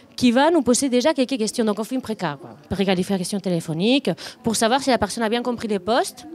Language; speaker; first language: French; non-native, fluent; Spanish